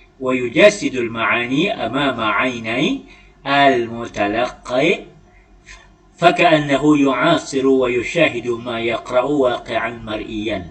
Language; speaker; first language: Arabic; non-native, fluent; Malay